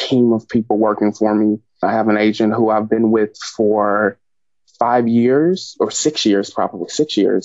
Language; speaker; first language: English; native; English